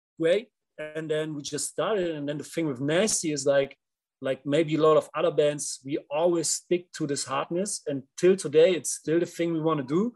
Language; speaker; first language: English; non-native, fluent; Dutch